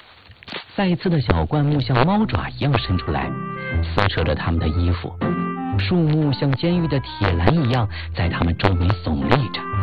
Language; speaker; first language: Chinese; native; Chinese